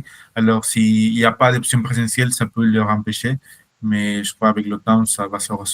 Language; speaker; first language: French; non-native, fluent; Spanish